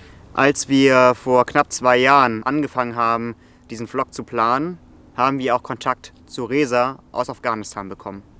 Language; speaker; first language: German; native; German